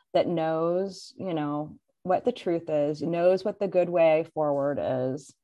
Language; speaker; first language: English; native; English